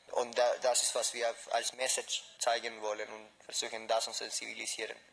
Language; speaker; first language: German; non-native, fluent; Spanish